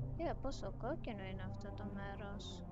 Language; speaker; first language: Greek; early bilingual, heritage; Greek